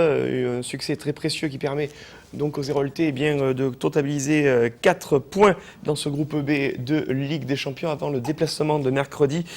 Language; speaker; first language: French; native; French